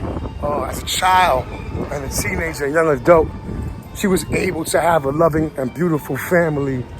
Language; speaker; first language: English; native; English